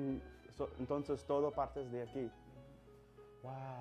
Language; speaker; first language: Spanish; non-native, learner; English